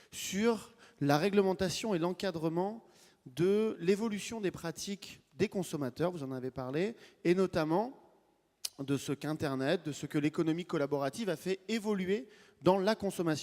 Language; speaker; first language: French; native; French